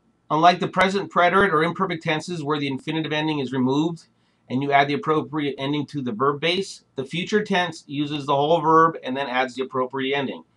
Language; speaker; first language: English; native; English